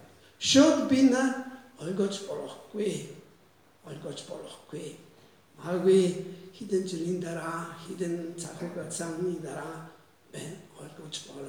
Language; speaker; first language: Mongolian; non-native, fluent; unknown